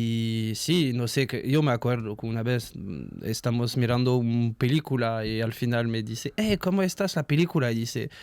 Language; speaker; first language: Spanish; non-native, learner; French